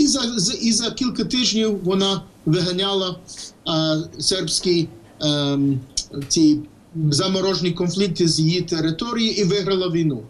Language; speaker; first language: Ukrainian; non-native, fluent; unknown